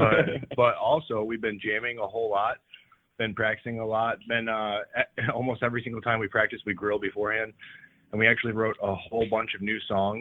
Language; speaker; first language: English; native; English